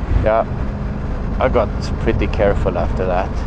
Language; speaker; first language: English; non-native, fluent; Swedish